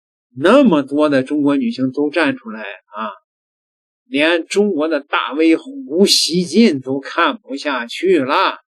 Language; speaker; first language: Chinese; native; Chinese